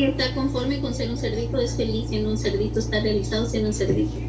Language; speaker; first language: Spanish; native; Spanish